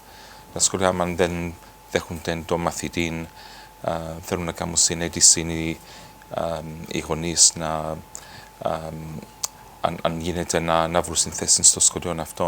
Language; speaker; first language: Greek; early bilingual, heritage; English